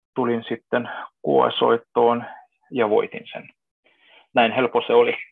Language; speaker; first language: Finnish; non-native, fluent; Hungarian